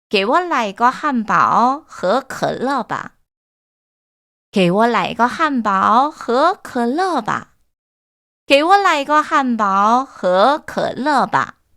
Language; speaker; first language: Chinese; non-native, fluent; Korean